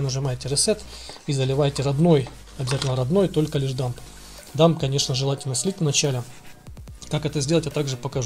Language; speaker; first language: Russian; native; Russian